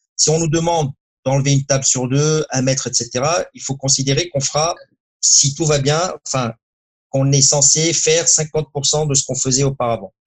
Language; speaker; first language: French; non-native, local second language; Arabic